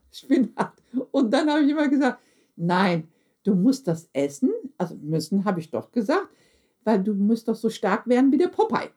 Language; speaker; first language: German; early bilingual, other home language; Turkish